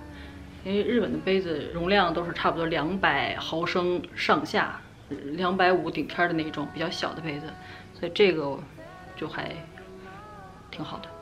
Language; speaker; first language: Chinese; native; Chinese